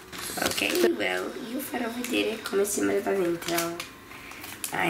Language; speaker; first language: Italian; early bilingual, heritage; Italian